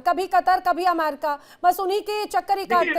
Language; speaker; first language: Hindi; native; Hindi